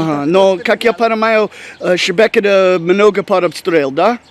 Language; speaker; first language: Russian; non-native, learner; English